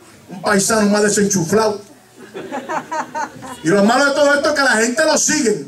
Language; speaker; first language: Spanish; early bilingual, heritage; Spanish